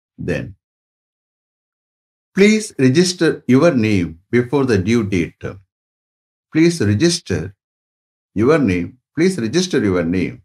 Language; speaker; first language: English; non-native, local second language; Tamil